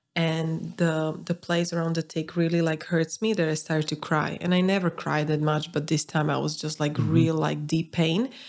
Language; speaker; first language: English; non-native, fluent; Slovak